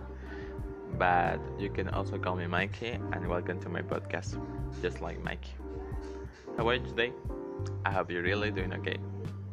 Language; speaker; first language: English; non-native, learner; Spanish